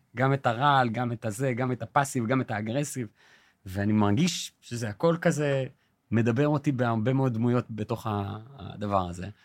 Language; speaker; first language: Hebrew; native; Hebrew